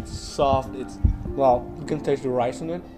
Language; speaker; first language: English; non-native, fluent; Vietnamese